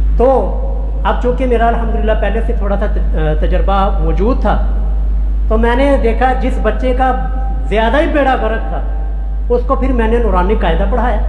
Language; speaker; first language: Urdu; non-native, local second language; Punjabi